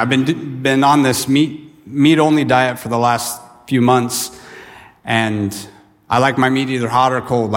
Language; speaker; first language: English; native; English